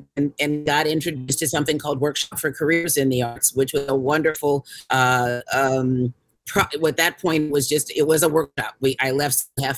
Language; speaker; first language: English; native; English